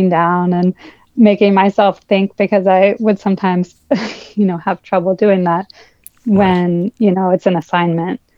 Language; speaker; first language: English; native; English